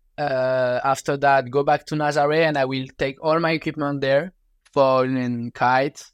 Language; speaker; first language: English; non-native, learner; French